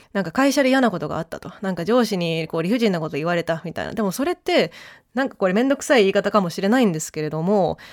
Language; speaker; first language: Japanese; early bilingual, heritage; Japanese